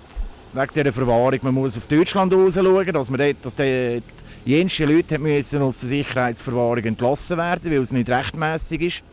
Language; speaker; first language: German; native; German